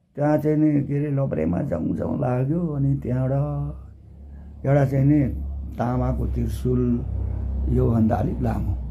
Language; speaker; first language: Nepali; non-native, local second language; Limbu